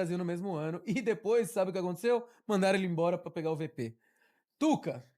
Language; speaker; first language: Portuguese; native; Portuguese